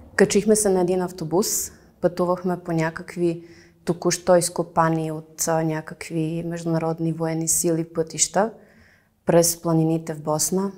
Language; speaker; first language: Bulgarian; early bilingual, heritage; Bulgarian